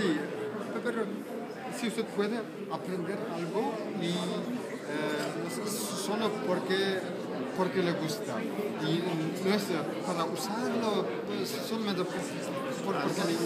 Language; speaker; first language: Spanish; non-native, learner; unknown